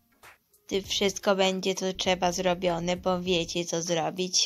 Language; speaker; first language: Polish; early bilingual, heritage; Polish